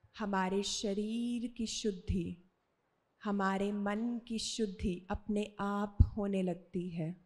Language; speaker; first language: Hindi; native; Hindi